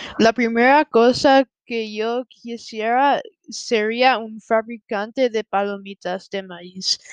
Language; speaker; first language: Spanish; non-native, learner; English